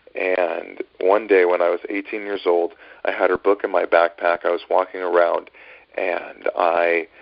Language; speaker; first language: English; native; English